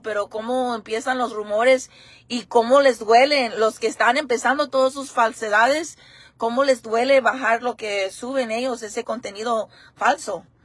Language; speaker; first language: Spanish; early bilingual, heritage; Spanish